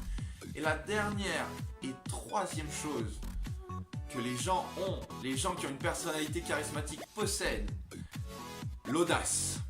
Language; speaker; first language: French; native; French